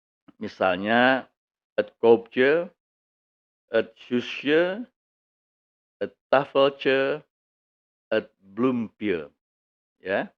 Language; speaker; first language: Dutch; non-native, fluent; Indonesian